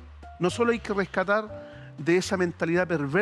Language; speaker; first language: Spanish; native; Spanish